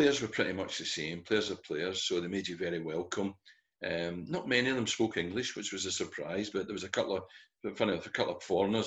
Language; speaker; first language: English; native; English